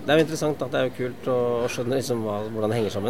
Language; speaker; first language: Norwegian; native; Norwegian